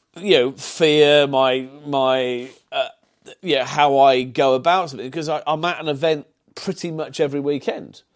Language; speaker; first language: English; native; English